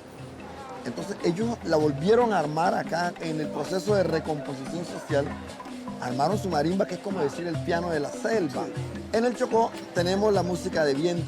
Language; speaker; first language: Spanish; native; Spanish